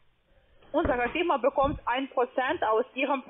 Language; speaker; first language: German; non-native, learner; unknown